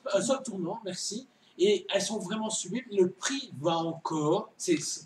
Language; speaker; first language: French; native; French